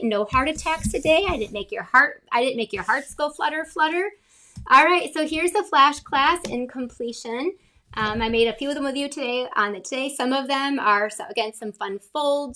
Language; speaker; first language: English; native; English